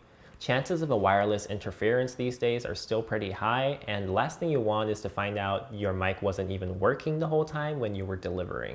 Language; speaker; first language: English; native; English